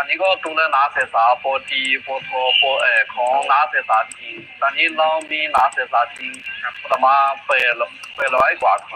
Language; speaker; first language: Thai; non-native, learner; Chinese